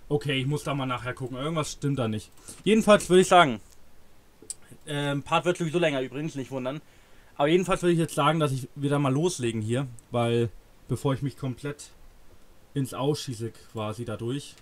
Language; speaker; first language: German; native; German